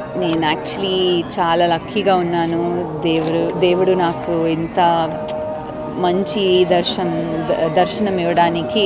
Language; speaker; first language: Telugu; non-native, learner; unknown